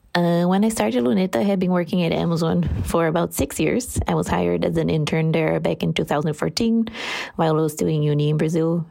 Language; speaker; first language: English; non-native, fluent; Portuguese